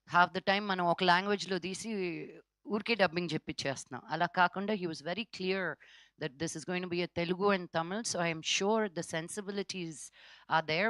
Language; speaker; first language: Telugu; native; Telugu